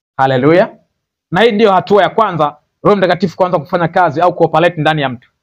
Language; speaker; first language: Swahili; native; Swahili